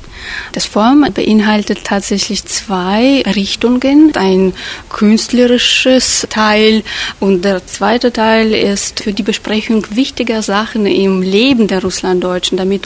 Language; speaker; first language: German; non-native, fluent; Russian